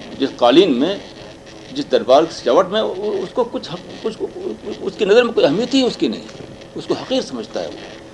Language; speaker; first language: Urdu; native; Urdu